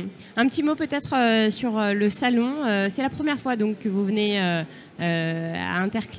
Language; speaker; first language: French; native; French